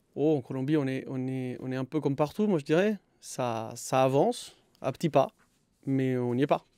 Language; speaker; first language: French; non-native, fluent; Spanish